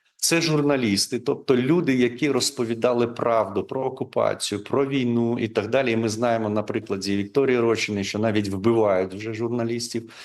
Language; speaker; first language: Ukrainian; non-native, local second language; Crimean Tatar